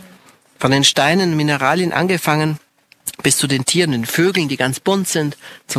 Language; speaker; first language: German; native; German